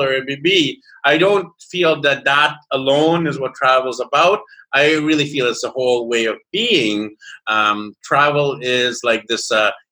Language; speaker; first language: English; native; English